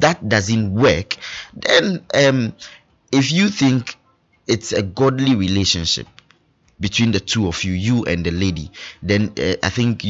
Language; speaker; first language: English; non-native, local second language; Ewe